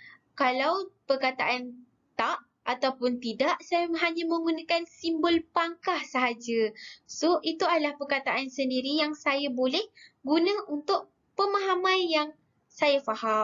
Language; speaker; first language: Malay; native; Malay